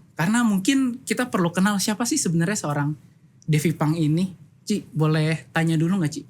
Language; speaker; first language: Indonesian; native; Indonesian